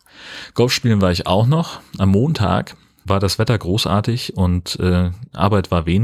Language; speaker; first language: German; native; German